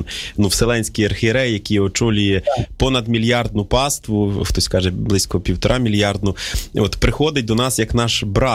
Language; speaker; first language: Ukrainian; native; Ukrainian